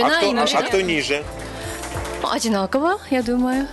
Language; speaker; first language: Russian; non-native, fluent; Japanese